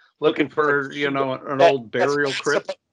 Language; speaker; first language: English; native; English